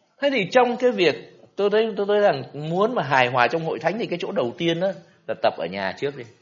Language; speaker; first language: Vietnamese; native; Vietnamese